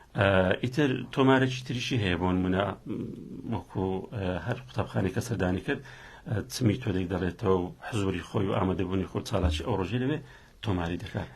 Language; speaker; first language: Central Kurdish; native; Central Kurdish